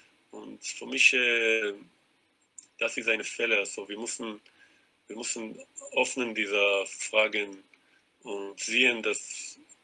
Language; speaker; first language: German; non-native, learner; Hebrew